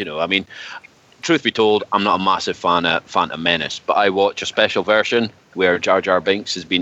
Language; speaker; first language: English; native; English